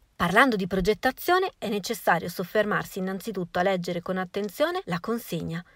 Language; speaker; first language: Italian; native; Italian